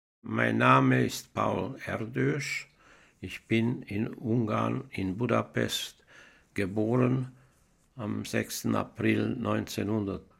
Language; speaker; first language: German; non-native, fluent; Hungarian